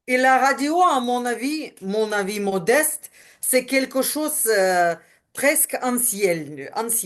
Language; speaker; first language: French; non-native, learner; Ukrainian